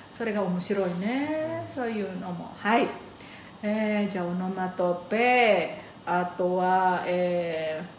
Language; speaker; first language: Japanese; non-native, fluent; Indonesian